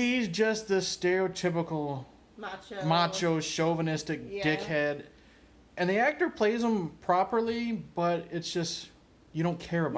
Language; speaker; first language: English; native; English